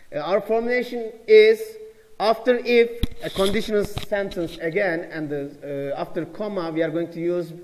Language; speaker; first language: English; non-native, fluent; Turkish